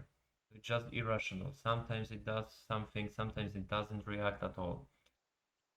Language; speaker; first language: English; non-native, fluent; Polish